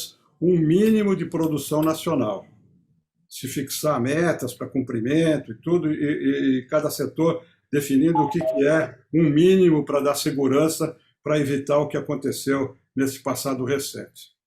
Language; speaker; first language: Portuguese; native; Portuguese